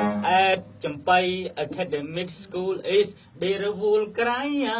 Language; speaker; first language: English; non-native, learner; Khmer